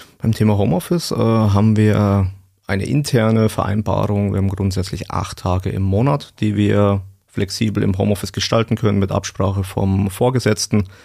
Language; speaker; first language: German; native; German